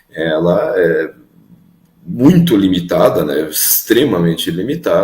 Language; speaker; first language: Portuguese; native; Portuguese